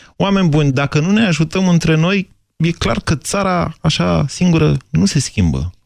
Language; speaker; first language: Romanian; native; Romanian